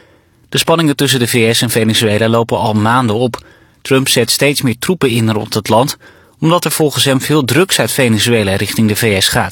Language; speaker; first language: Dutch; native; Dutch